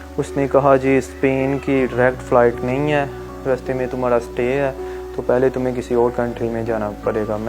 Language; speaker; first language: Urdu; non-native, local second language; Punjabi